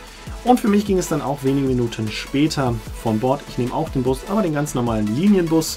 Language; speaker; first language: German; native; German